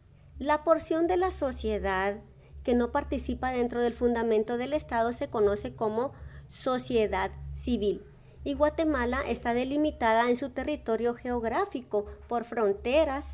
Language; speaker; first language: Spanish; native; Spanish